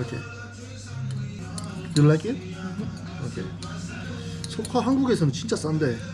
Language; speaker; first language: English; non-native, learner; Korean